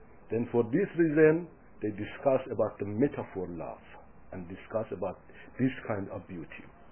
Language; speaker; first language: English; non-native, fluent; Persian